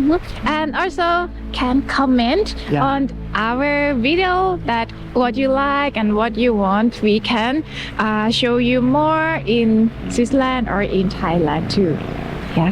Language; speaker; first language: English; non-native, learner; Thai